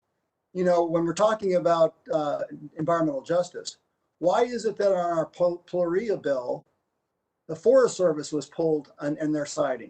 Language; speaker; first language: English; native; English